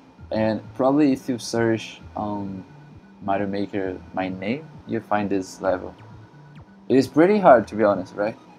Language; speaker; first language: English; non-native, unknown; Portuguese